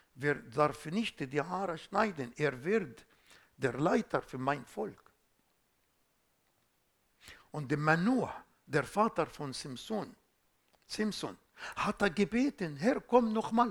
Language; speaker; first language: German; non-native, fluent; Arabic